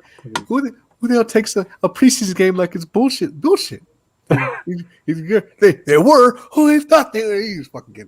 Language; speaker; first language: English; native; English